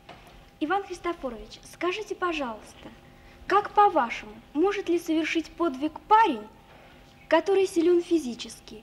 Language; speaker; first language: Russian; native; Russian